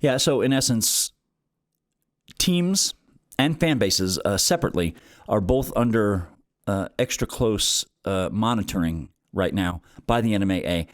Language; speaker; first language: English; native; English